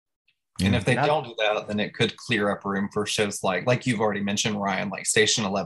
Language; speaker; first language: English; native; English